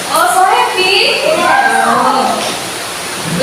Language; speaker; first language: English; non-native, learner; Indonesian